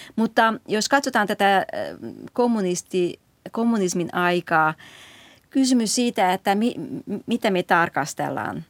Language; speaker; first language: Finnish; non-native, fluent; Hungarian